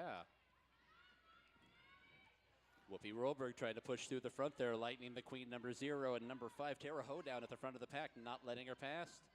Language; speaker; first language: English; native; English